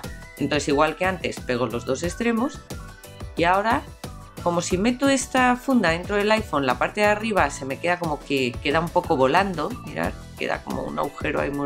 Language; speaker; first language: Spanish; native; Spanish